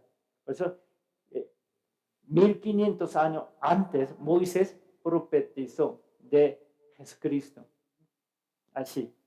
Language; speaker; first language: Spanish; non-native, fluent; Korean